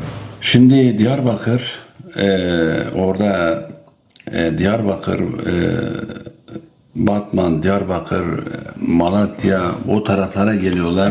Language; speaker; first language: Turkish; non-native, local second language; Kurdish